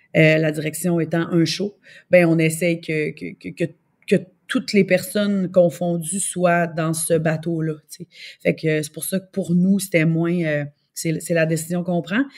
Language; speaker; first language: French; native; French